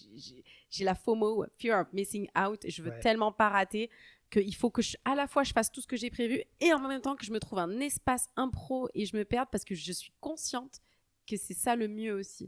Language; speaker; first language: French; native; French